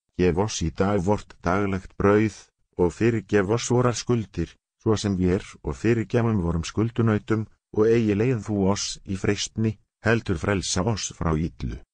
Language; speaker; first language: Icelandic; non-native, learner; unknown